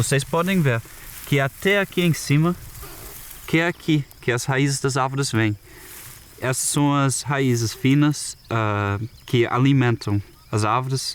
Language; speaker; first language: Portuguese; non-native, fluent; German